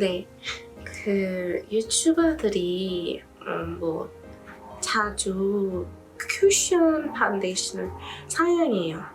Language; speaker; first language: Korean; non-native, learner; English